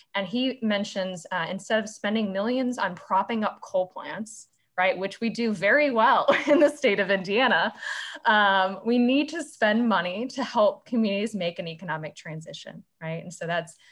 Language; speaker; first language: English; native; English